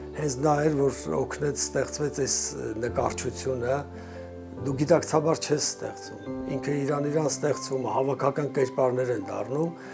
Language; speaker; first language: Armenian; native; Armenian